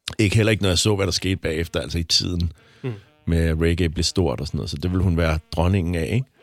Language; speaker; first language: Danish; native; Danish